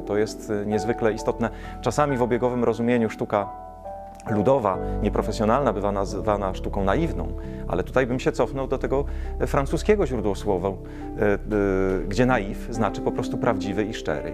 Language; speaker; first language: Polish; native; Polish